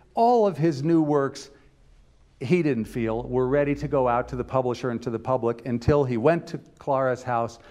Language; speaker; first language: English; native; English